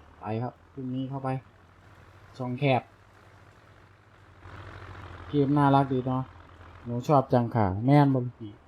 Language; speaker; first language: Thai; native; Thai